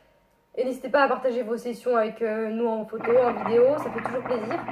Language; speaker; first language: French; native; French